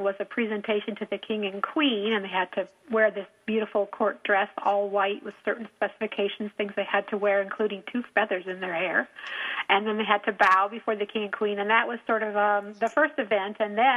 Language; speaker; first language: English; native; English